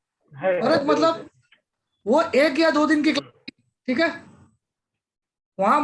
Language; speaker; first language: Hindi; native; Hindi